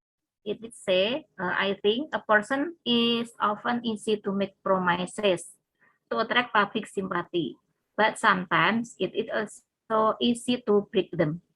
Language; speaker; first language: English; non-native, learner; Indonesian